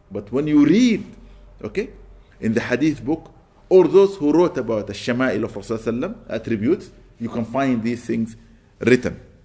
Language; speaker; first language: English; non-native, fluent; Arabic